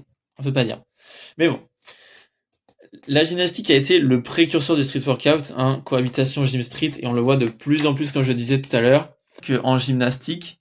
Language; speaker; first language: French; native; French